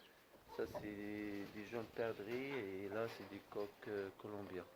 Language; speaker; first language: French; non-native, fluent; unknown